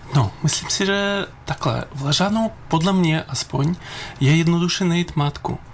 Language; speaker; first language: Czech; non-native, fluent; Ukrainian